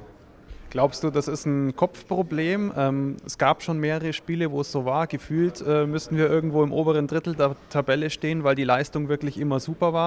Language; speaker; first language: German; native; German